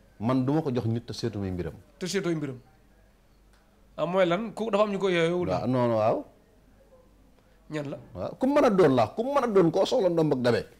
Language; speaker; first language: Wolof; native; Wolof